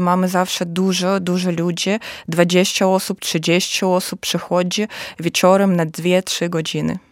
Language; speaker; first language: Polish; non-native, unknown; Russian